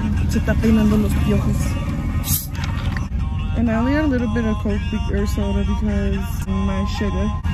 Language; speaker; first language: English; early bilingual, other home language; Spanish